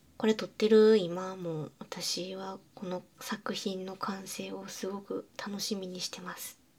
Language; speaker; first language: Japanese; native; Japanese